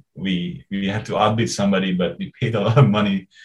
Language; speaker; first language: English; non-native, fluent; Hungarian